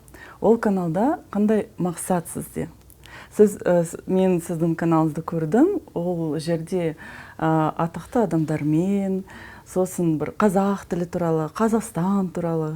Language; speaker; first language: Kazakh; non-native, learner; Russian